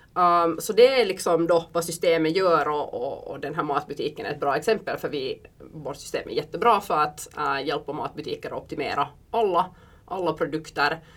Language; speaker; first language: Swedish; early bilingual, heritage; Swedish